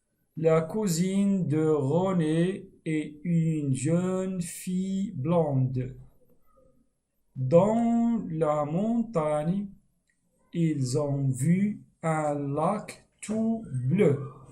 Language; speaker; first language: French; non-native, local second language; Arabic